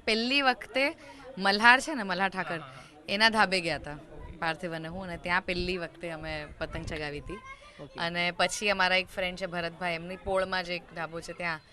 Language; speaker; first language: Gujarati; native; Gujarati